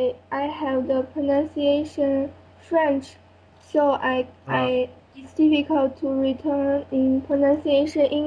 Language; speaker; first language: English; non-native, learner; French